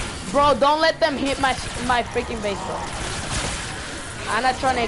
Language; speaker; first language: English; early bilingual, other home language; Spanish